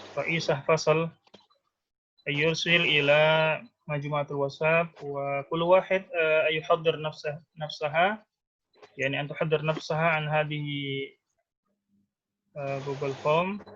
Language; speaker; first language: Arabic; non-native, fluent; Indonesian